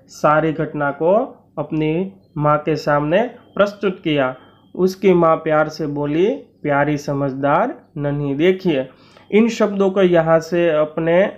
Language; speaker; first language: Hindi; non-native, local second language; Gujarati